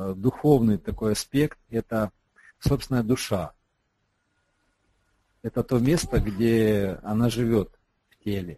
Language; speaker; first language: Russian; native; Russian